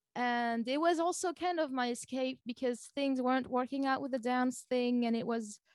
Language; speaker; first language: English; non-native, fluent; French